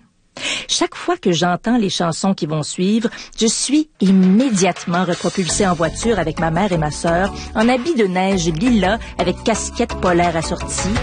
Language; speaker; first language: French; native; French